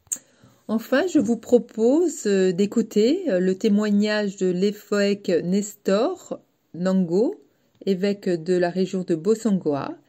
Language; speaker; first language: French; native; French